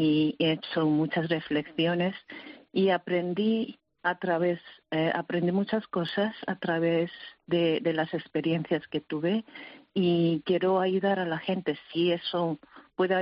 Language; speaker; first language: Spanish; early bilingual, heritage; Spanish